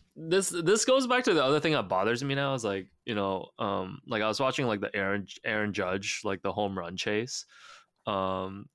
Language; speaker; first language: English; native; English